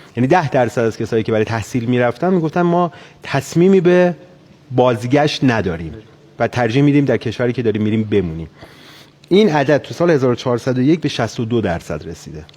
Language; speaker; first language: Persian; native; Persian